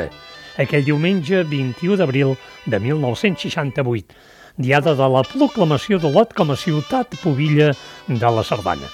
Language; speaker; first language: Catalan; native; Catalan